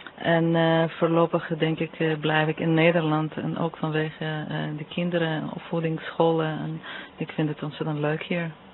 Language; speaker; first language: Dutch; non-native, fluent; Russian